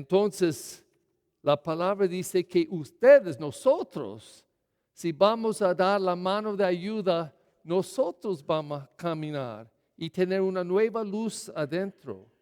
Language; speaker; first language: Spanish; non-native, fluent; English